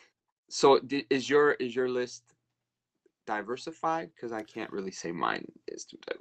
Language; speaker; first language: English; native; English